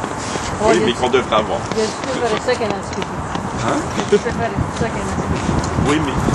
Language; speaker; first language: French; native; French